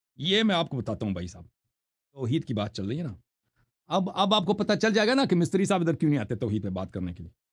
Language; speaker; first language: Urdu; non-native, fluent; Persian